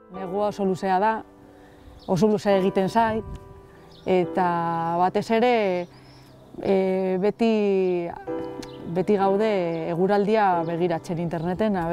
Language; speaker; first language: Basque; non-native, local second language; Spanish